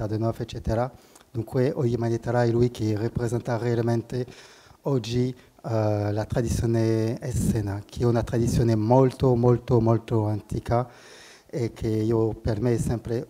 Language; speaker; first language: Italian; non-native, fluent; French